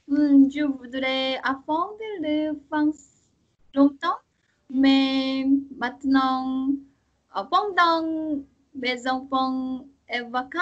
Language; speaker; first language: French; non-native, learner; Korean